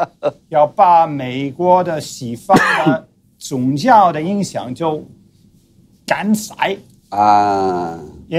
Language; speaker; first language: Chinese; non-native, fluent; English